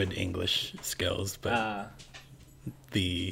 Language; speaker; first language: English; early bilingual, other home language; Cantonese